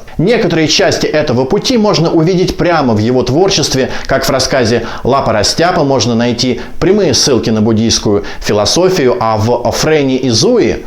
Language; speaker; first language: Russian; native; Russian